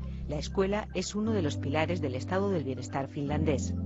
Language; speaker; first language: Spanish; native; Spanish